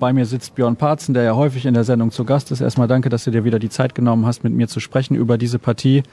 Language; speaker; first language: German; native; German